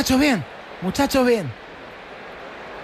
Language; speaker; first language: Spanish; native; Spanish